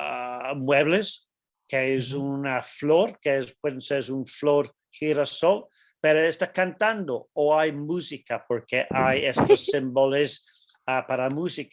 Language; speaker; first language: Spanish; non-native, fluent; English